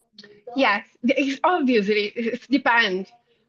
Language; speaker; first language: English; non-native, learner; Italian